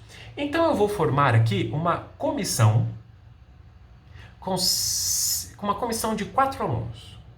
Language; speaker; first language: Portuguese; native; Portuguese